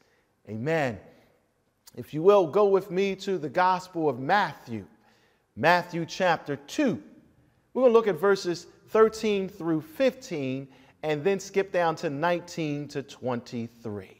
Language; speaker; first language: English; native; English